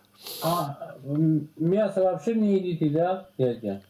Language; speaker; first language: Russian; non-native, learner; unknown